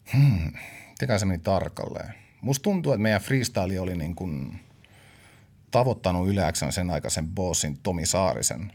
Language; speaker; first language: Finnish; native; Finnish